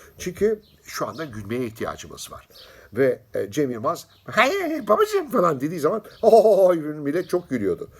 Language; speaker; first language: Turkish; native; Turkish